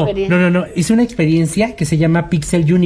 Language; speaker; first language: Spanish; native; Spanish